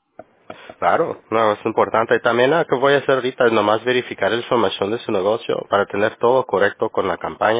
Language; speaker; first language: Spanish; early bilingual, heritage; Spanish